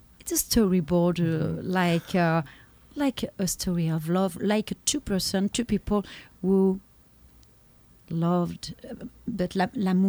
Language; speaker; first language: English; non-native, learner; French